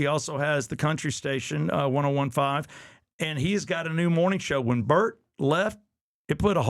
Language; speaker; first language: English; native; English